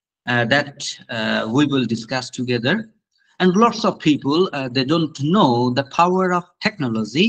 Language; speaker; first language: English; non-native, fluent; Bangla